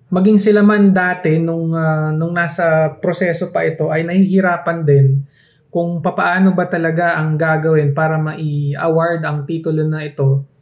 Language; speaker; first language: Filipino; non-native, local second language; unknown